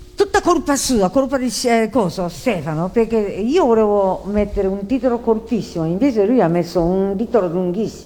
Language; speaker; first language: Italian; non-native, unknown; Japanese